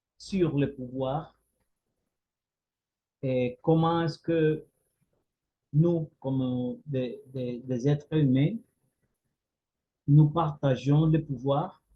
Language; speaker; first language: French; non-native, fluent; Spanish